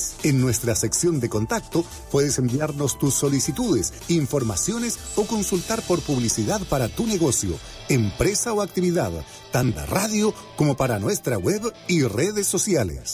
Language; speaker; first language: Spanish; native; Spanish